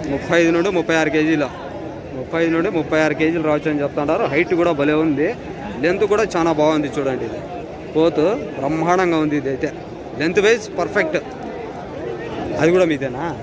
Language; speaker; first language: Telugu; native; Telugu